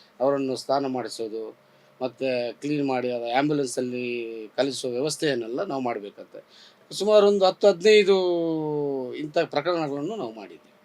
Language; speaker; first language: Kannada; non-native, local second language; Badaga